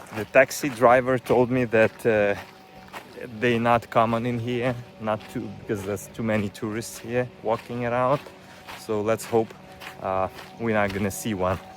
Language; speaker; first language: English; non-native, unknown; Ukrainian